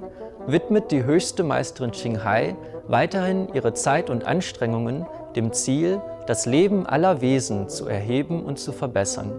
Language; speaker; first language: German; native; German